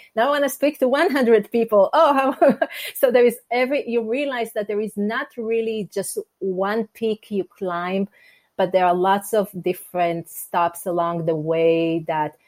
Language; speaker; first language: English; non-native, fluent; Hebrew